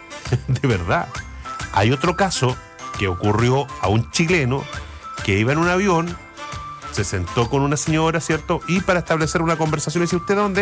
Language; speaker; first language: Spanish; native; Spanish